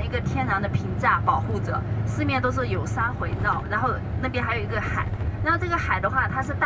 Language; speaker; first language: Chinese; native; Chinese